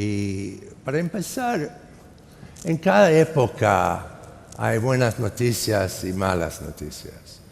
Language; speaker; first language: Spanish; non-native, fluent; English